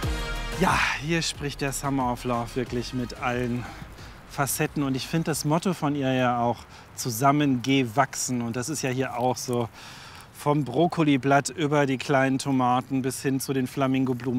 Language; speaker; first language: German; native; German